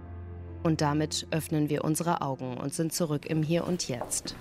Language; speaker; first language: German; native; German